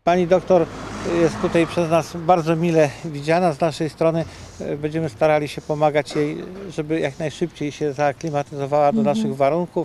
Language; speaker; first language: Polish; native; Polish